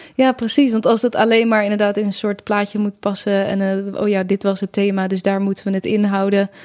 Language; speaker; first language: Dutch; native; Dutch